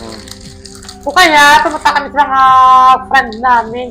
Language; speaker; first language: Filipino; non-native, local second language; Iloko